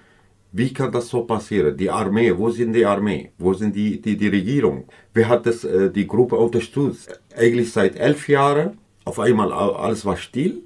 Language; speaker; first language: German; non-native, learner; Kurdish